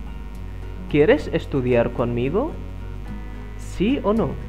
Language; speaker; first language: Spanish; non-native, fluent; Indonesian